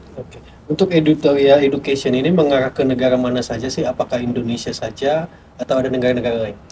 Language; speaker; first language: Indonesian; native; Indonesian